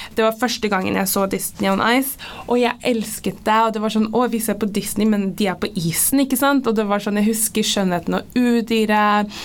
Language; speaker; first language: Norwegian; early bilingual, other home language; English